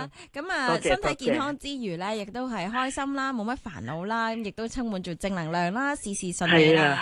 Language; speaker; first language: Cantonese; native; Cantonese